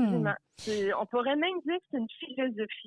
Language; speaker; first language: French; native; French